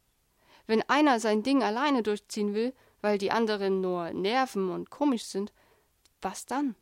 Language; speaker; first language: German; native; German